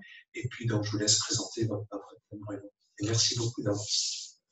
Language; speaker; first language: French; native; French